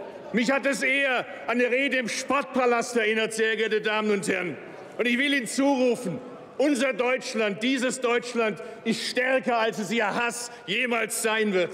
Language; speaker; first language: German; native; German